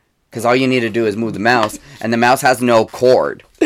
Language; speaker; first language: English; early bilingual, other home language; Spanish